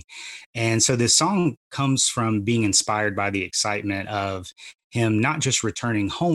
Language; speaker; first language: English; native; English